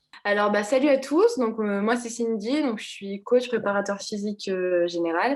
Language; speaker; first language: French; native; French